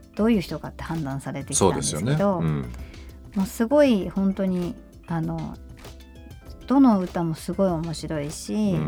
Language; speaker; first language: Japanese; native; Japanese